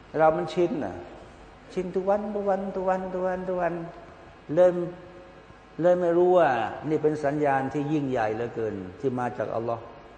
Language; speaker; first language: Thai; native; Thai